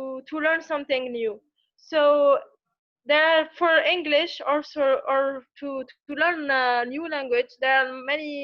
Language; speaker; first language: English; non-native, learner; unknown